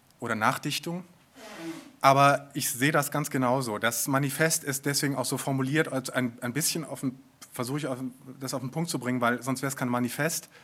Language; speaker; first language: German; native; German